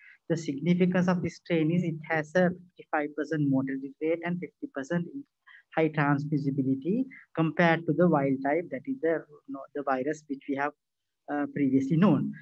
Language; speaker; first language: English; non-native, local second language; Sinhala